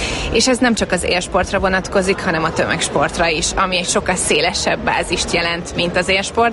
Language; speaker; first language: Hungarian; native; Hungarian